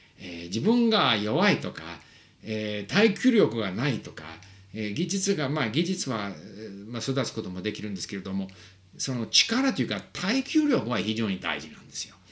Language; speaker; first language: Japanese; non-native, fluent; English